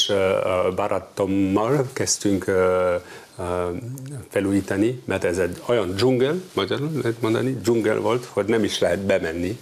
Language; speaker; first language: Hungarian; non-native, learner; French